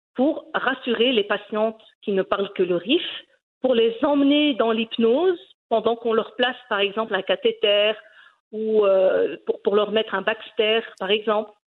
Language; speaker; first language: French; early bilingual, other home language; Riffian